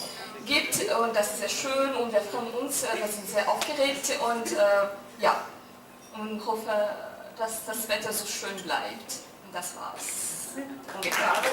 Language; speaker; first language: German; non-native, learner; French